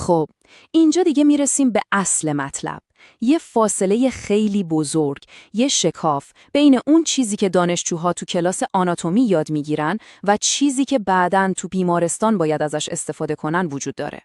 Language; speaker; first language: Persian; native; Persian